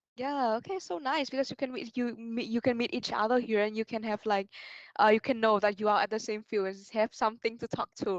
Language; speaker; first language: English; non-native, fluent; Vietnamese